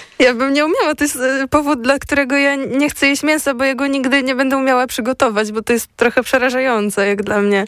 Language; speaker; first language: Polish; native; Polish